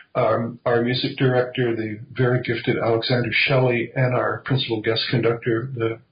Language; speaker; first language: English; native; English